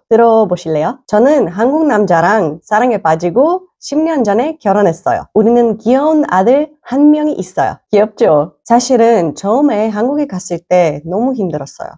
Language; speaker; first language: Korean; non-native, fluent; Bulgarian